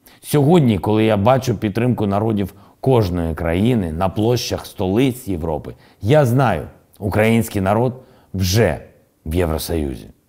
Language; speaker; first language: Ukrainian; non-native, local second language; Russian